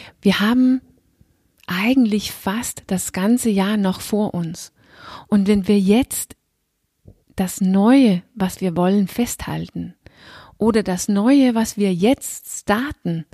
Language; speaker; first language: German; non-native, fluent; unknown